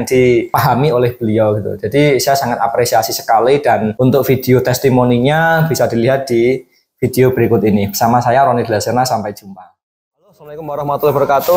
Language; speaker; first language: Indonesian; native; Indonesian